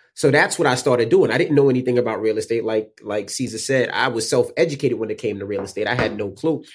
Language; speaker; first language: English; native; English